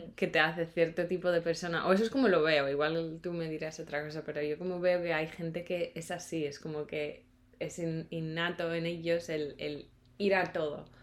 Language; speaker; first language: Spanish; non-native, fluent; English